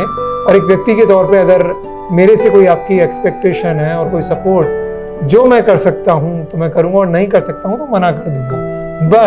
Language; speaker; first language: Hindi; native; Hindi